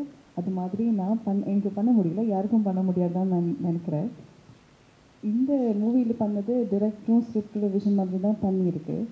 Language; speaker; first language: Tamil; early bilingual, heritage; Tamil